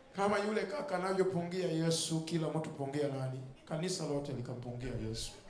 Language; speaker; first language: Swahili; non-native, fluent; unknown